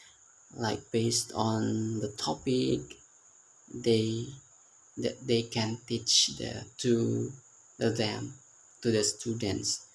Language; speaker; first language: English; non-native, learner; Indonesian